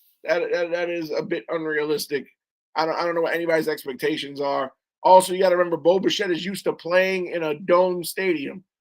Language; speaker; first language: English; native; English